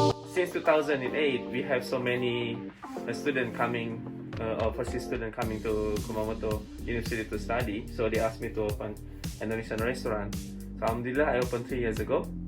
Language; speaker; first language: English; non-native, fluent; Indonesian